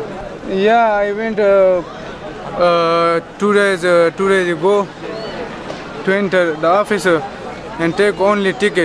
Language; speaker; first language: English; non-native, learner; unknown